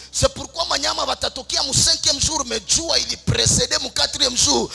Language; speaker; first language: French; non-native, local second language; Swahili